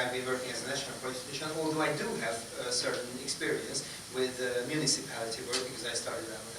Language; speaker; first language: English; non-native, fluent; Hungarian